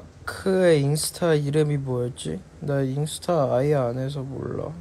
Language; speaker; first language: Korean; non-native, fluent; Chinese